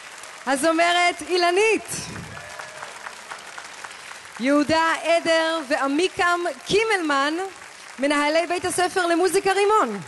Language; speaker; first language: Hebrew; native; Hebrew